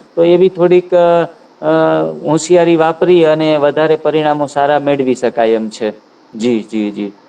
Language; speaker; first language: Gujarati; native; Gujarati